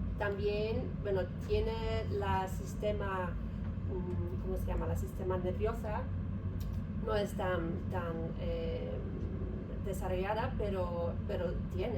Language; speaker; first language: Spanish; non-native, learner; Polish